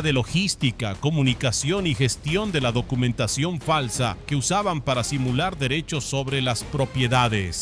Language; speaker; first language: Spanish; native; Spanish